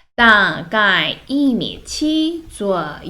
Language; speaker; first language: Chinese; non-native, fluent; Korean